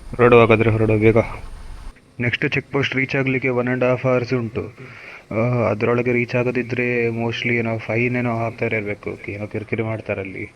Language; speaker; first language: Kannada; non-native, local second language; Tulu